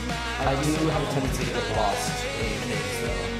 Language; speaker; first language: English; native; English